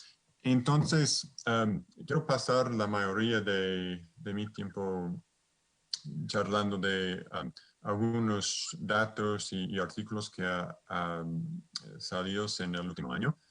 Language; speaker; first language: Spanish; non-native, fluent; English